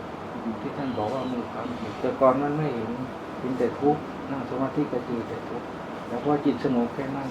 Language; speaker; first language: Thai; native; Thai